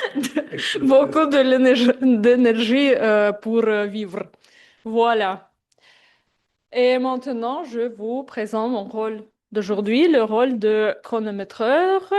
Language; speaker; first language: French; non-native, fluent; Russian